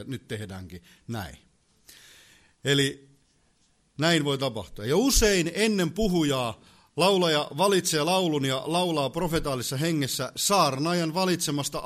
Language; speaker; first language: Finnish; native; Finnish